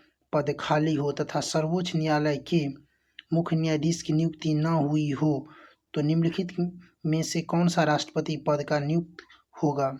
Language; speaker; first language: Hindi; native; Hindi